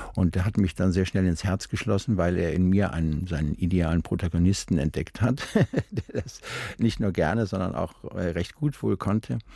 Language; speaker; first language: German; native; German